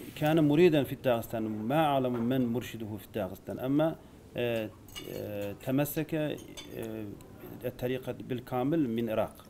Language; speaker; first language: Arabic; non-native, fluent; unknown